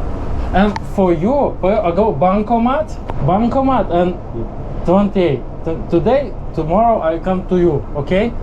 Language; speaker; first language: English; non-native, learner; Lithuanian